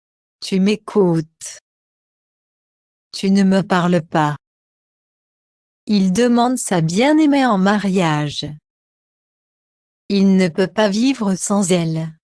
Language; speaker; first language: French; non-native, fluent; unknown